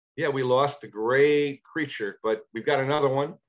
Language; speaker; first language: English; native; English